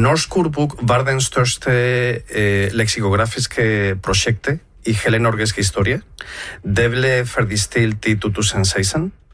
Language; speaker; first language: Norwegian; non-native, fluent; Spanish